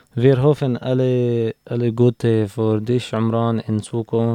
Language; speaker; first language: German; non-native, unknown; Arabic